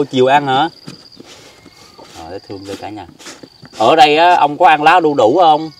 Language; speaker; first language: Vietnamese; native; Vietnamese